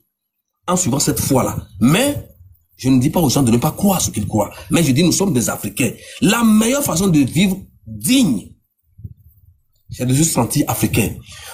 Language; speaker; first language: French; non-native, local second language; Ewe